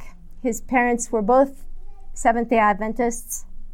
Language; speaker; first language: English; native; English